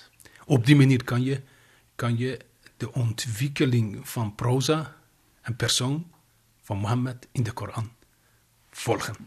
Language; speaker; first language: Dutch; non-native, fluent; Persian